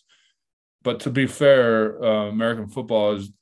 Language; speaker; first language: English; native; English